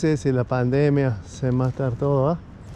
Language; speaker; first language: Spanish; non-native, learner; English